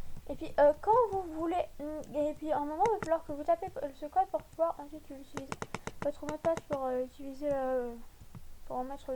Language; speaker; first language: French; native; French